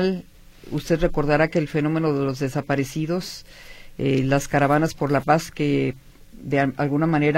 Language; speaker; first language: Spanish; native; Spanish